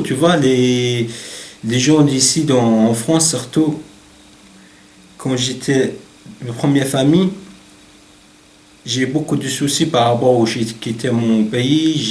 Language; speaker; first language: French; non-native, learner; Arabic